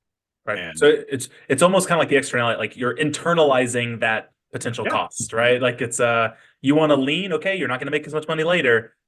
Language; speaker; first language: English; native; English